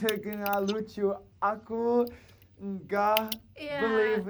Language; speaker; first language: Indonesian; non-native, learner; English